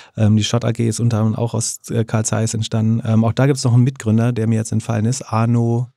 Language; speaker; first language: German; native; German